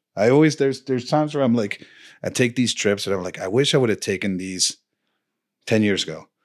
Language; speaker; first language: English; non-native, fluent; Spanish